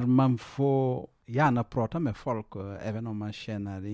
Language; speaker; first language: Swedish; non-native, fluent; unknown